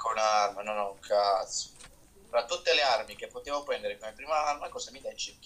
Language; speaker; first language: Italian; native; Italian